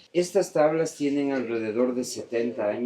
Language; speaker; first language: Spanish; native; Spanish